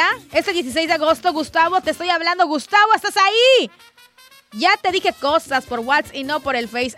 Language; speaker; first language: Spanish; native; Spanish